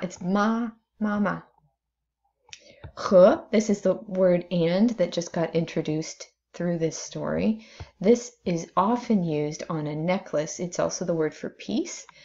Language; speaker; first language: English; native; English